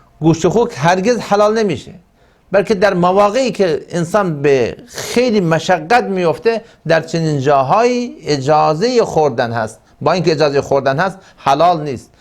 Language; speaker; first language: Persian; non-native, local second language; Turkmen